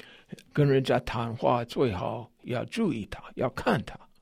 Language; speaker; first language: Chinese; non-native, fluent; English